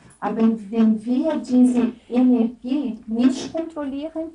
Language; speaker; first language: German; non-native, fluent; Portuguese